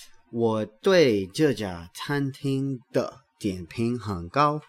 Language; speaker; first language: Chinese; non-native, learner; English